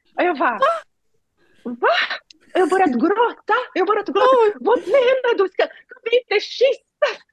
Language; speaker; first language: Swedish; non-native, learner; Portuguese